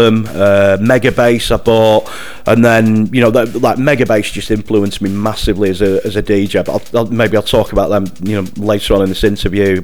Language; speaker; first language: English; native; English